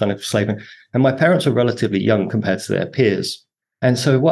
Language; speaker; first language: English; native; English